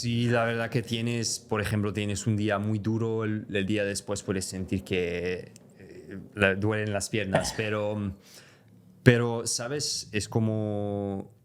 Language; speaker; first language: Spanish; non-native, fluent; French